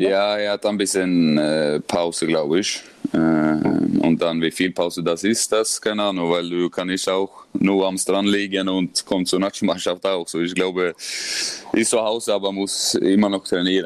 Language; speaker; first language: German; non-native, learner; Swedish